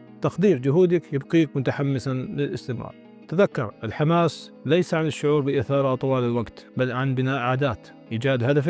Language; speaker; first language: Arabic; native; Arabic